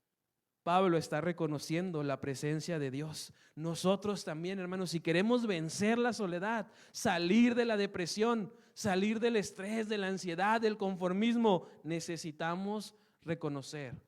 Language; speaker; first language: Spanish; native; Spanish